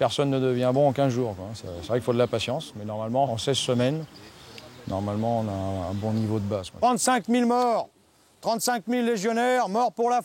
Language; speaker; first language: French; native; French